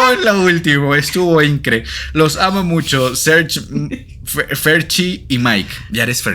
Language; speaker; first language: Spanish; native; Spanish